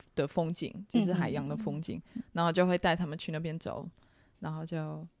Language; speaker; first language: Chinese; non-native, fluent; Dutch